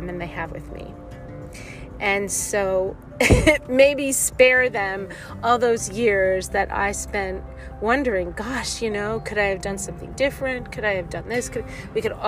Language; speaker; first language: English; native; English